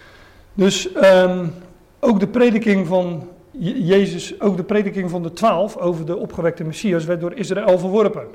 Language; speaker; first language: Dutch; native; Dutch